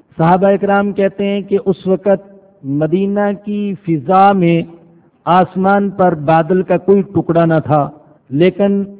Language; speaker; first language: Urdu; non-native, local second language; Punjabi